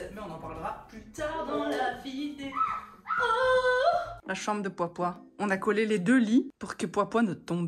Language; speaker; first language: French; native; French